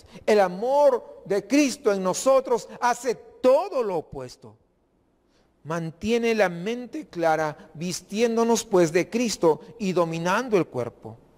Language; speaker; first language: Spanish; native; Spanish